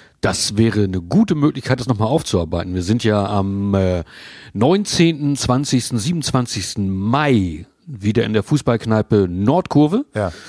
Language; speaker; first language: German; native; German